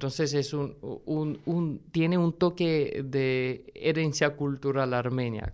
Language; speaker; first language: Spanish; non-native, fluent; Armenian